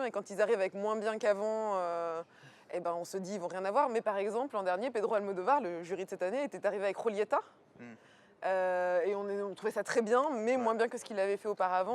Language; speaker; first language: French; native; French